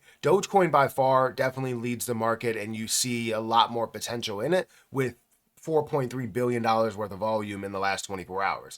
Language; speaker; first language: English; native; English